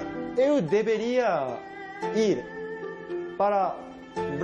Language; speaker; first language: Portuguese; non-native, learner; Japanese